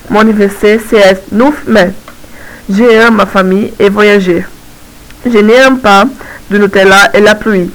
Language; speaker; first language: French; non-native, learner; Portuguese